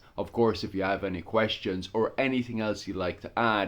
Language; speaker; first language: English; native; English